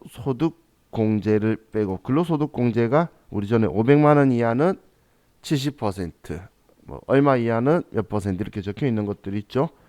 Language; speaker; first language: Korean; native; Korean